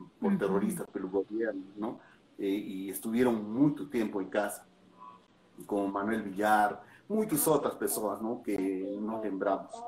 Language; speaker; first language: Portuguese; non-native, learner; Spanish